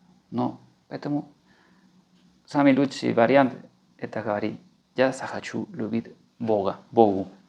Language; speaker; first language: Russian; non-native, fluent; Spanish